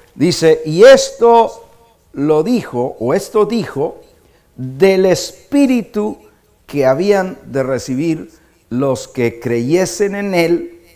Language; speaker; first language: Spanish; native; Spanish